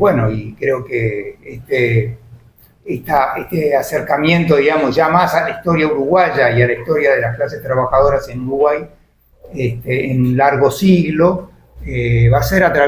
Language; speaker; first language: Spanish; native; Spanish